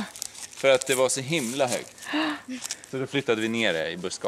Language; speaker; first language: Swedish; native; Swedish